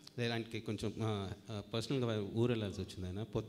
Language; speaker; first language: Telugu; native; Telugu